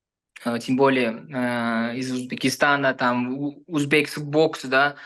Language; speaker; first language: Russian; non-native, learner; Uzbek